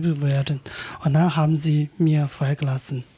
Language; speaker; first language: German; non-native, learner; Chinese